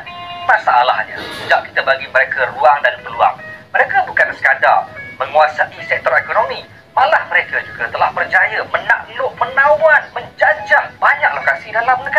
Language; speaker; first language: Malay; native; Malay